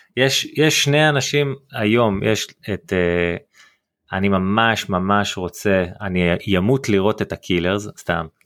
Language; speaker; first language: Hebrew; early bilingual, heritage; Hebrew